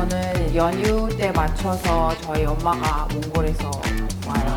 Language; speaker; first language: Korean; non-native, fluent; Mongolian